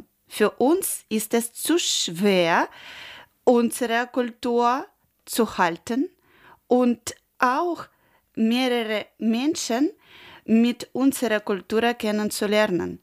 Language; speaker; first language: German; non-native, learner; Ukrainian